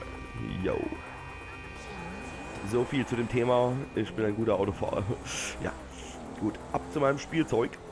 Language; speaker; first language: German; native; German